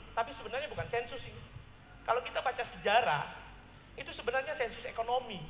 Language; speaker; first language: Indonesian; native; Indonesian